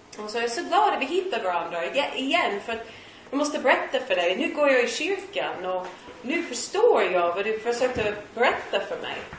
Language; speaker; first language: Swedish; non-native, fluent; English